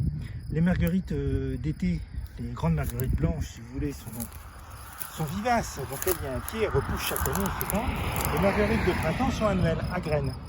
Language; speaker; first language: French; native; French